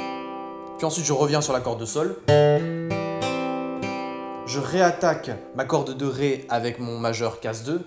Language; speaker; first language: French; native; French